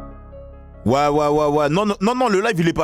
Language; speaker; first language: French; native; French